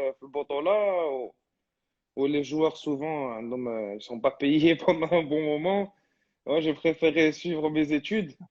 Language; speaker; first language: French; non-native, local second language; Arabic